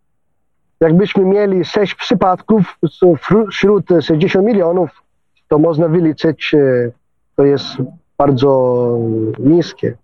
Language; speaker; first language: Polish; non-native, fluent; Italian